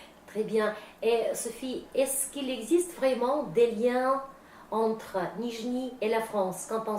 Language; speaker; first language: French; non-native, fluent; Russian